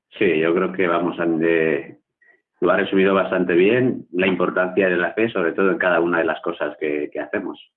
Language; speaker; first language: Spanish; native; Spanish